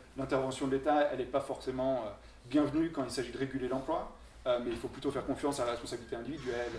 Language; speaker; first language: French; native; French